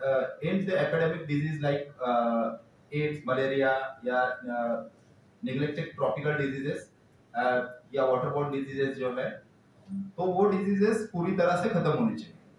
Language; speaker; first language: Hindi; non-native, local second language; Marathi